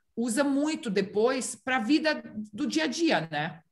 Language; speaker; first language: Portuguese; non-native, fluent; Romanian